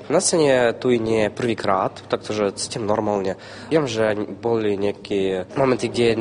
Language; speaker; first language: Slovak; non-native, learner; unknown